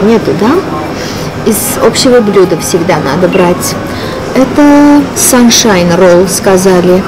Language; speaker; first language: Russian; non-native, fluent; Armenian